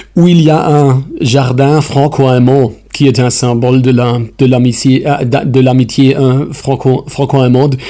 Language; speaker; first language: French; non-native, fluent; German